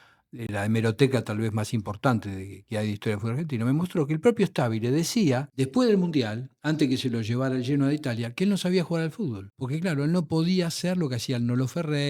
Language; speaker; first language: Spanish; native; Spanish